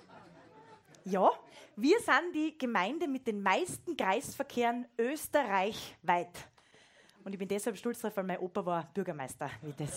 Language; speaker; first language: German; native; German